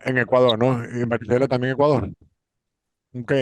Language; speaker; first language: Spanish; native; Spanish